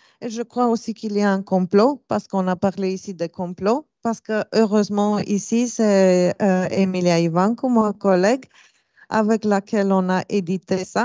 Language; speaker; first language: French; non-native, fluent; Romanian